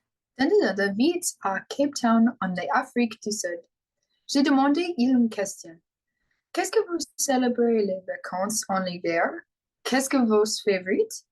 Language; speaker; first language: French; non-native, learner; English